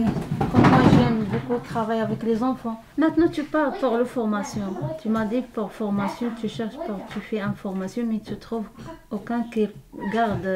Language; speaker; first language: French; non-native, learner; Arabic